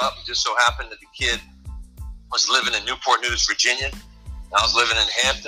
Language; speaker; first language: English; native; English